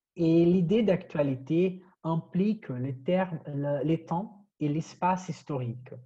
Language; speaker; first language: French; non-native, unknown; Portuguese